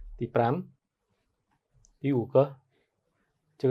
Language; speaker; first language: Chinese; non-native, fluent; Khmer